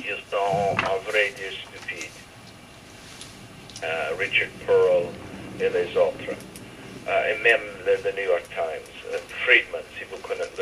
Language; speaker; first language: French; non-native, fluent; English